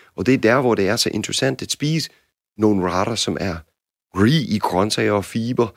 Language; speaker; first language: Danish; non-native, fluent; English